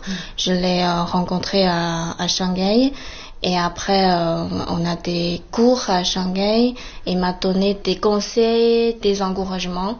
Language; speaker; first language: French; non-native, fluent; Chinese